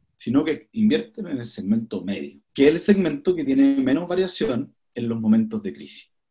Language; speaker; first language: Spanish; native; Spanish